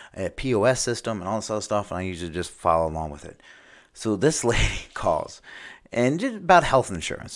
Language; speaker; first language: English; native; English